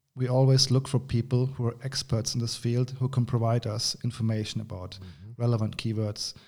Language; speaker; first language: English; non-native, fluent; German